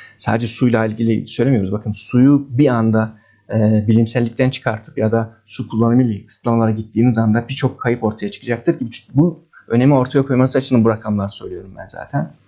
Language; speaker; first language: Turkish; native; Turkish